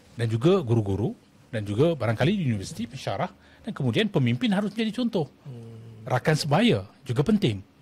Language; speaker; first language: Malay; non-native, local second language; Tamil